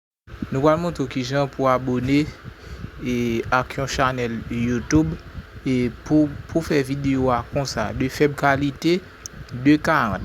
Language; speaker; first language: French; non-native, learner; Haitian Creole